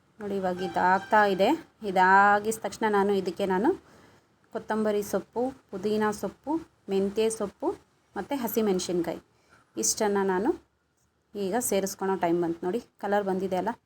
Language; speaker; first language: Kannada; non-native, local second language; Urdu